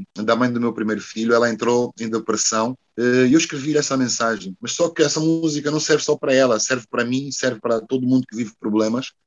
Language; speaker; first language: Portuguese; native; Portuguese